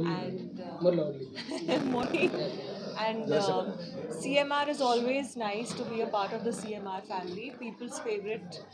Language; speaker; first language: Telugu; non-native, local second language; Hindi